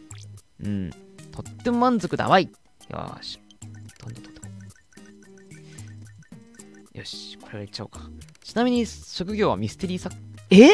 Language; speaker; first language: Japanese; native; Japanese